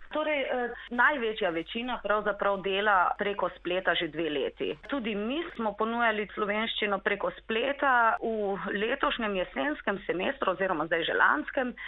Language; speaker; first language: Slovenian; native; Slovenian